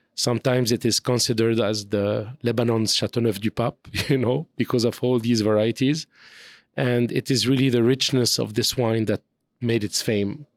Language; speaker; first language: English; non-native, fluent; French